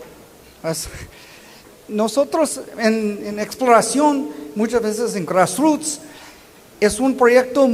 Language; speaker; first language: Spanish; non-native, learner; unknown